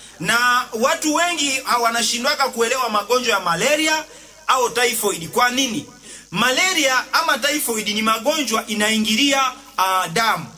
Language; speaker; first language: Swahili; native; Swahili